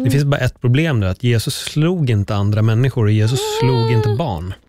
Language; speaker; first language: Swedish; native; Swedish